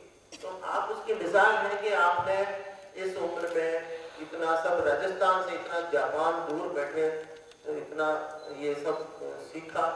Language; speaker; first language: Hindi; native; Hindi